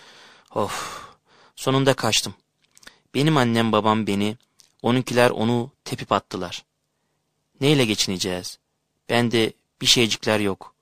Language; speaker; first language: Turkish; native; Turkish